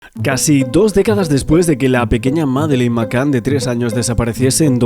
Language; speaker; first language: Spanish; native; Spanish